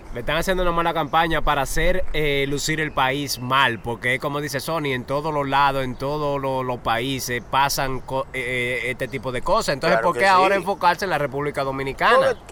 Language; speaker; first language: Spanish; early bilingual, heritage; Spanish